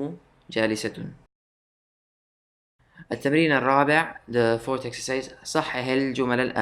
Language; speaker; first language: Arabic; non-native, fluent; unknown